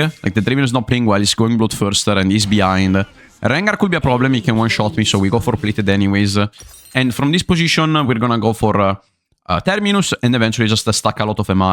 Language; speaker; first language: English; non-native, fluent; Italian